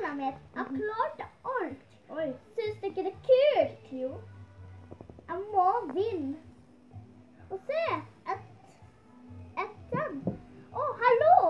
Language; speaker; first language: Norwegian; early bilingual, other home language; Cebuano